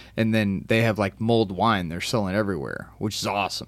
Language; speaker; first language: English; early bilingual, other home language; Romanian